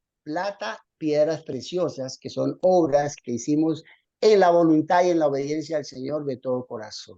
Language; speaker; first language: Spanish; native; Spanish